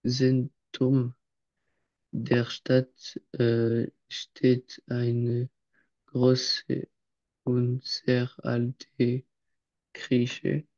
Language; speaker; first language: German; non-native, learner; French